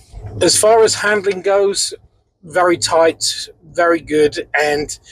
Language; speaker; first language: English; native; English